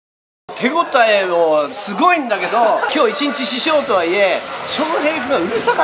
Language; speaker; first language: Japanese; native; Japanese